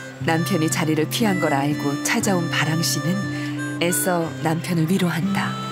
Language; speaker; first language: Korean; native; Korean